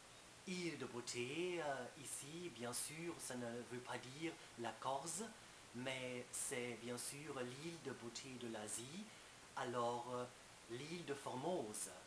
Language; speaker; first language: French; non-native, fluent; German